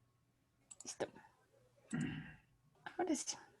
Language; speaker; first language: Spanish; native; Spanish